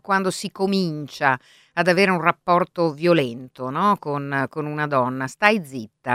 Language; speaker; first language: Italian; native; Italian